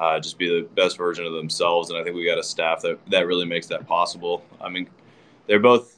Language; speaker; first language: English; native; English